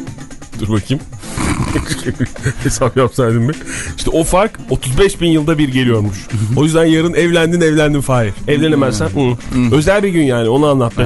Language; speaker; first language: Turkish; native; Turkish